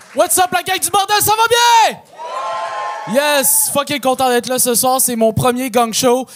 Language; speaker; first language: French; native; French